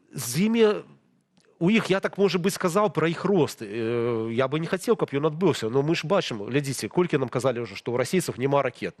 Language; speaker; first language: Belarusian; non-native, local second language; Russian